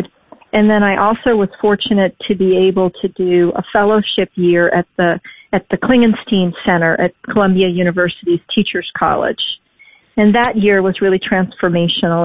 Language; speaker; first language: English; native; English